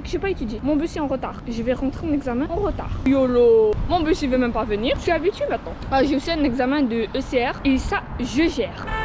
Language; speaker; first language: French; native; French